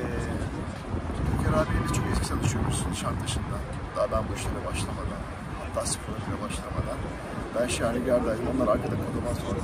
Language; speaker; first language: Turkish; native; Turkish